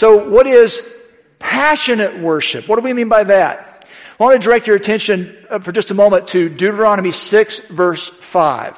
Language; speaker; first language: English; native; English